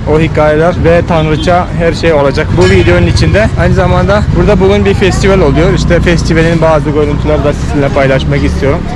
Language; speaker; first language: Turkish; non-native, fluent; Hindi